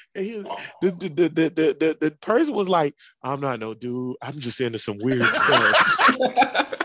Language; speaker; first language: English; native; English